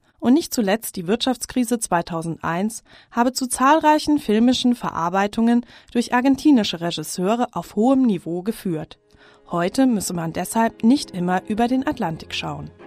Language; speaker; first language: German; native; German